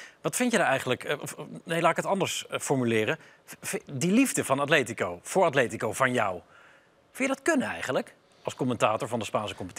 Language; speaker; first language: Dutch; native; Dutch